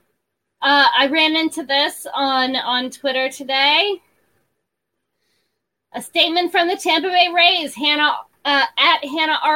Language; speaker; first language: English; native; English